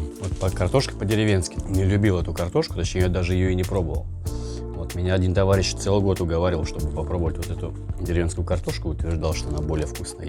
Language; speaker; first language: Russian; native; Russian